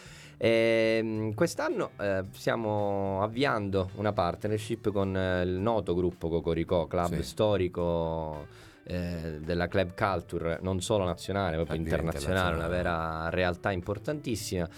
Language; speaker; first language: Italian; native; Italian